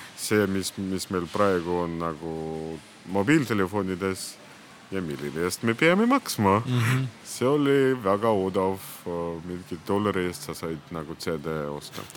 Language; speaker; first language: Estonian; non-native, local second language; Russian